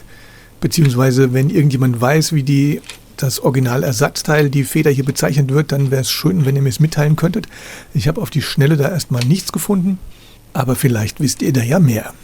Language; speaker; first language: German; native; German